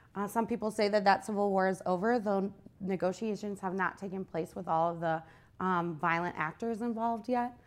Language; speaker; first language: English; native; English